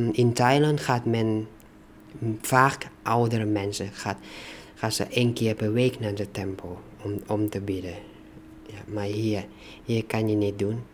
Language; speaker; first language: Dutch; non-native, learner; Thai